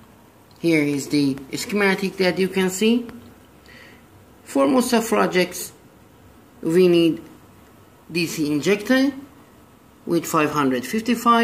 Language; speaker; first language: English; non-native, learner; Persian